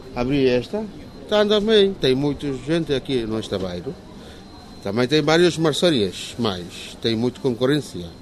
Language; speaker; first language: Portuguese; non-native, learner; Bangla